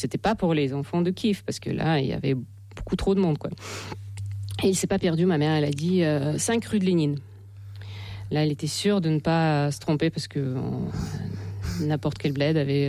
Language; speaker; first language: French; non-native, fluent; Russian